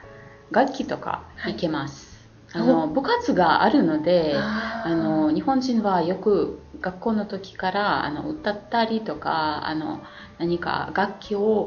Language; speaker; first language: Japanese; non-native, fluent; Ukrainian